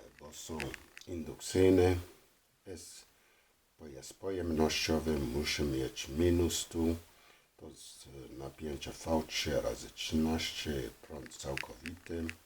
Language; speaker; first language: Polish; non-native, learner; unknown